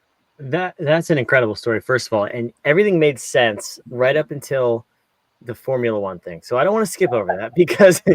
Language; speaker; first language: English; native; English